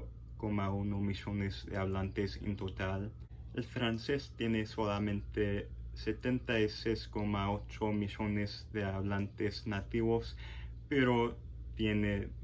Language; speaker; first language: Spanish; non-native, fluent; English